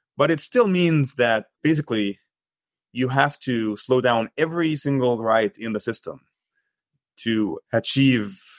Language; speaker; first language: English; non-native, fluent; Arabic